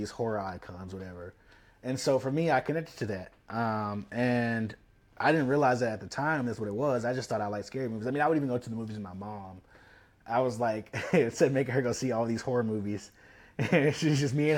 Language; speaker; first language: English; native; English